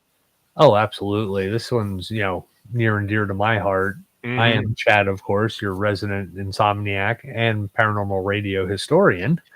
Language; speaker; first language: English; native; English